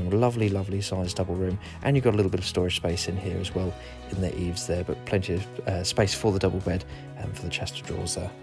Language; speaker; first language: English; native; English